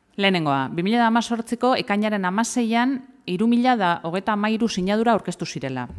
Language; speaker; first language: Basque; native; Basque